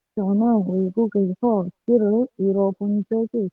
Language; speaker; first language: Korean; non-native, learner; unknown